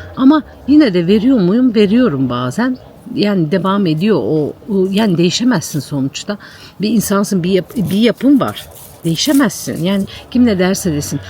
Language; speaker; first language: Turkish; native; Turkish